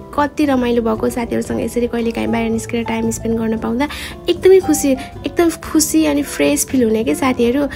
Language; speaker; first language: Nepali; native; Nepali